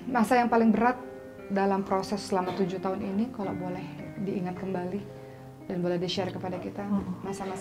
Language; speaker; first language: Indonesian; native; Indonesian